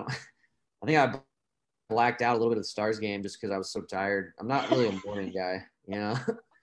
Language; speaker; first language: English; native; English